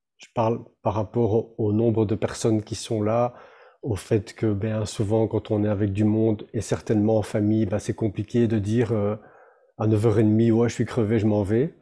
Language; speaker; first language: French; native; French